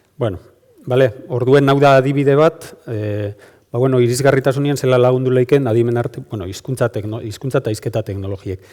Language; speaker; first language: Basque; native; Basque